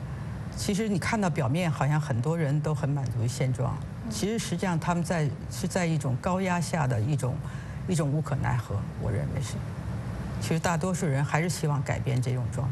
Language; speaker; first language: Chinese; native; Chinese